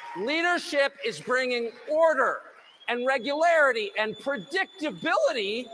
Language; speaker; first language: English; native; English